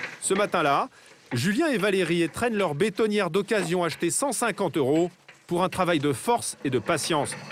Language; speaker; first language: French; native; French